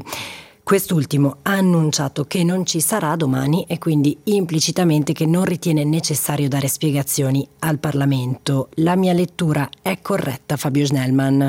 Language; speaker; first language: Italian; native; Italian